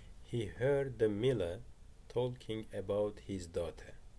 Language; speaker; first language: English; non-native, fluent; Turkish